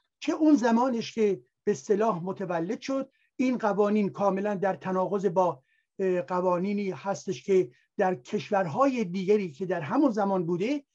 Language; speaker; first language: Persian; native; Persian